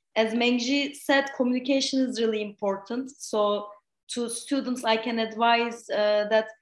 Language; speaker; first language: English; non-native, fluent; Turkish